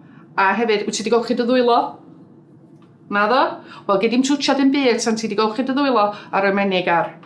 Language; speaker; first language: Welsh; native; Welsh